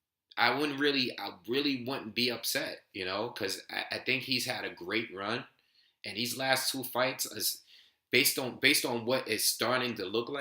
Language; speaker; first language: English; native; English